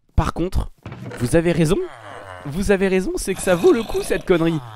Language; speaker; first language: French; native; French